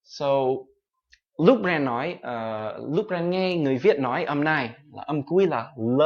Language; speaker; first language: Vietnamese; non-native, fluent; English